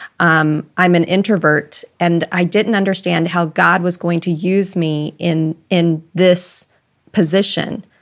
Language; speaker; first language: English; native; English